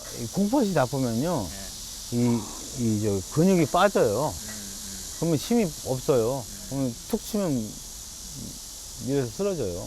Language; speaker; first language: Korean; native; Korean